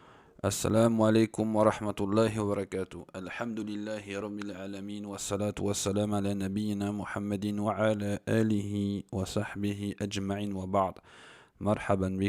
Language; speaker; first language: Arabic; non-native, fluent; French